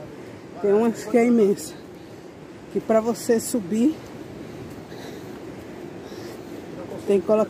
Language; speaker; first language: Portuguese; native; Portuguese